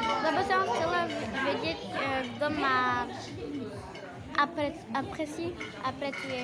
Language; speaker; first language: Slovak; early bilingual, heritage; Slovak